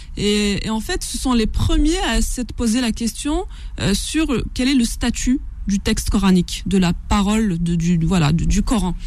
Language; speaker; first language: French; non-native, local second language; Kabyle